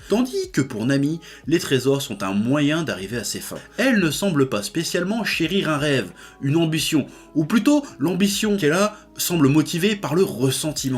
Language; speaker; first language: French; native; French